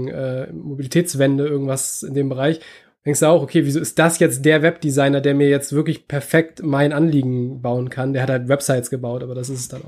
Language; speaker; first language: German; native; German